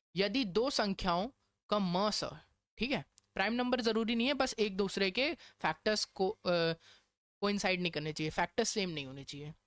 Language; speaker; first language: Hindi; non-native, local second language; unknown